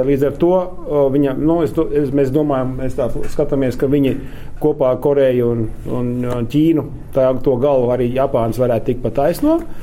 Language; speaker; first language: Latvian; native; Latvian